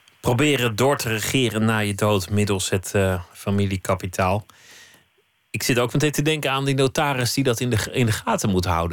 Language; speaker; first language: Dutch; native; Dutch